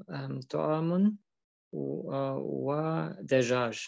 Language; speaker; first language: Arabic; non-native, learner; German